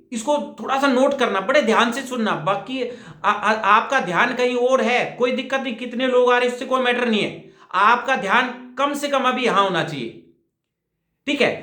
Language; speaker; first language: Hindi; native; Hindi